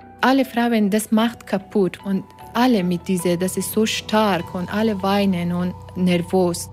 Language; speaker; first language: German; non-native, learner; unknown